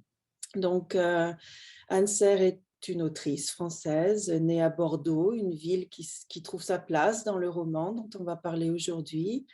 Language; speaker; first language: French; native; French